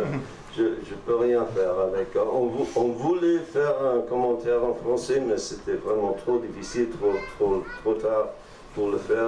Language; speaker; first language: French; non-native, fluent; English